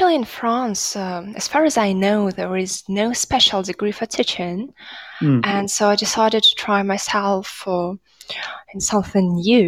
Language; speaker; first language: English; non-native, fluent; Russian